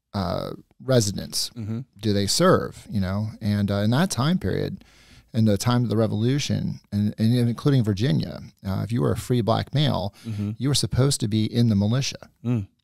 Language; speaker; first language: English; native; English